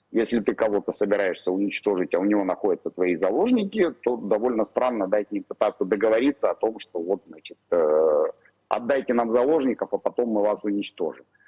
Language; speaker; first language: Russian; native; Russian